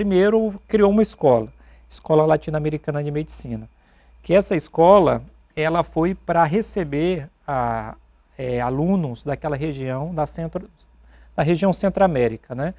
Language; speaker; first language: Portuguese; native; Portuguese